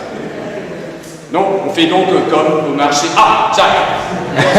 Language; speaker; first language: French; non-native, fluent; Spanish